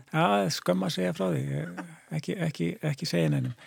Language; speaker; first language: Icelandic; native; Icelandic